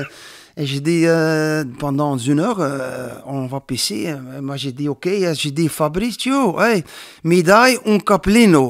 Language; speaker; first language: French; non-native, learner; Dutch